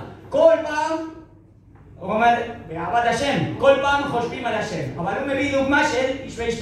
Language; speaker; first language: Hebrew; non-native, fluent; Spanish